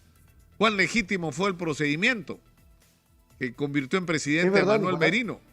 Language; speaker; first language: Spanish; native; Spanish